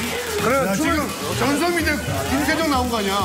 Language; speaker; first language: Korean; native; Korean